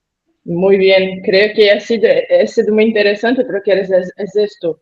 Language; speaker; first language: Spanish; non-native, learner; Portuguese